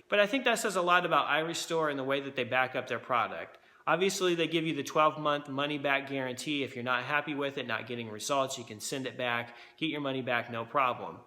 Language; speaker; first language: English; native; English